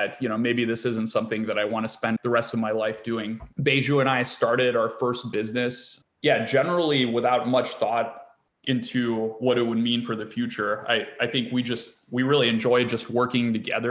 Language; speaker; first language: English; native; English